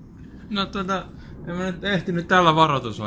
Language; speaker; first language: Finnish; native; Finnish